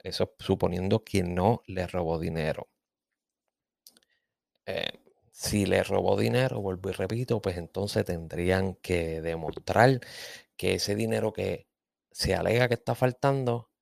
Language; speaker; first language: Spanish; native; Spanish